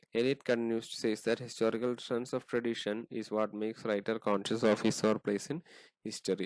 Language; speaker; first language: English; non-native, local second language; Malayalam